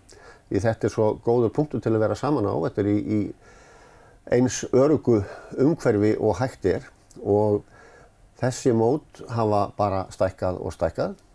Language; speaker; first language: Icelandic; native; Icelandic